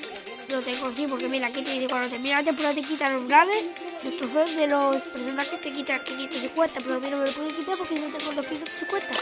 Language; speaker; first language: Spanish; native; Spanish